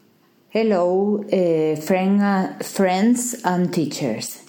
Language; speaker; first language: English; non-native, learner; Spanish